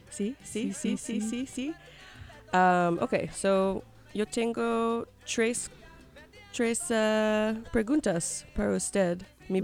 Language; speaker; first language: Spanish; non-native, learner; English